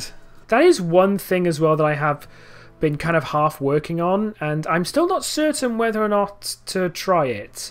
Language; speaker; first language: English; native; English